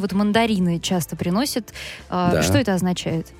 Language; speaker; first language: Russian; native; Russian